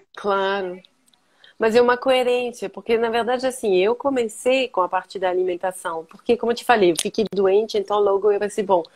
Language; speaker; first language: Portuguese; non-native, fluent; French